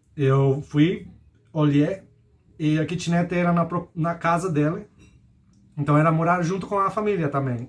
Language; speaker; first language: Portuguese; non-native, fluent; Spanish